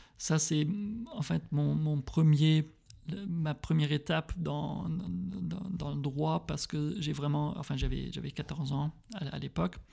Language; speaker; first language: French; early bilingual, heritage; French